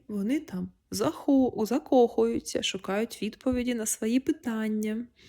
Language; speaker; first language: Ukrainian; non-native, local second language; Russian